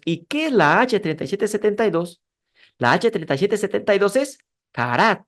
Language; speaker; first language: Spanish; native; Spanish